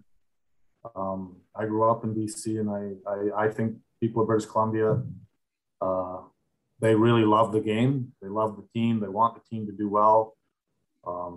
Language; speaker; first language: English; native; English